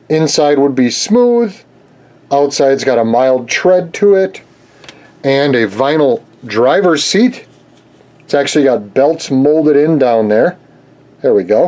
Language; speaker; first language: English; native; English